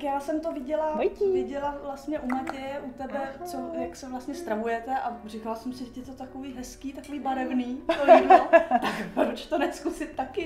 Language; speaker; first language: Czech; native; Czech